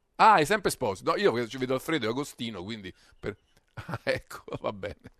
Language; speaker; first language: Italian; native; Italian